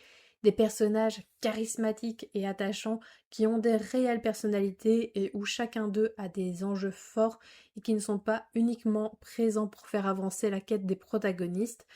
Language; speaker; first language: French; native; French